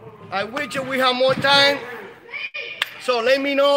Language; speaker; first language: English; non-native, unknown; Spanish